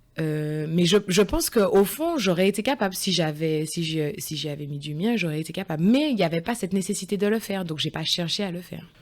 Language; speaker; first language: French; early bilingual, other home language; Guadeloupean Creole French